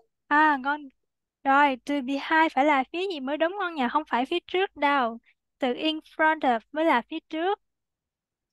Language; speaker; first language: Vietnamese; native; Vietnamese